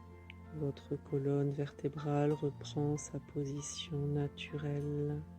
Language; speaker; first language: French; native; French